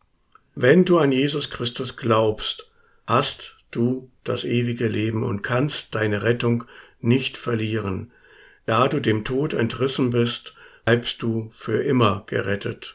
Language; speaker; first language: German; native; German